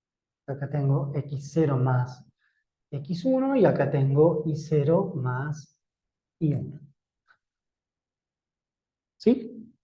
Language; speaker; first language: Spanish; native; Spanish